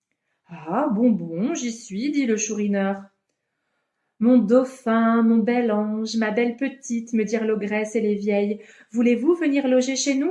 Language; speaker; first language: French; native; French